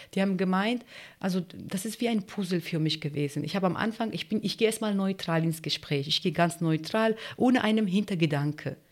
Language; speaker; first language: German; non-native, fluent; Kurdish